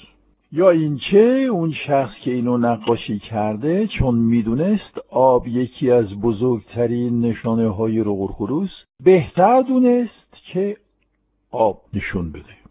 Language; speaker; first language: Persian; non-native, fluent; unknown